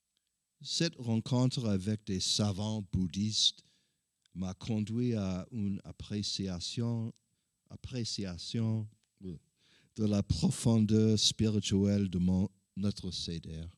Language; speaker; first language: French; non-native, learner; English